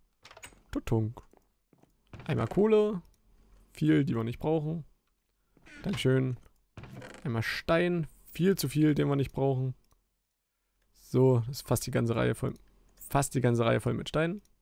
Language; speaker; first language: German; native; German